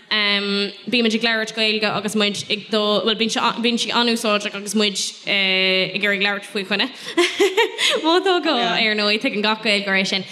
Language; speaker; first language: Irish; non-native, local second language; English